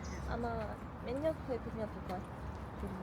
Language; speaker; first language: Korean; non-native, learner; Russian